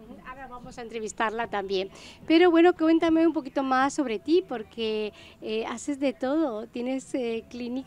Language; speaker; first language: Spanish; native; Spanish